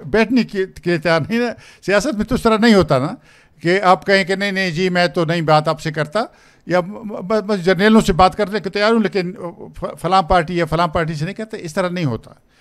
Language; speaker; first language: Urdu; non-native, local second language; Pashto